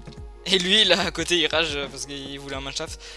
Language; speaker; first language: French; native; French